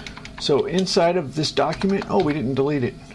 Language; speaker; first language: English; native; English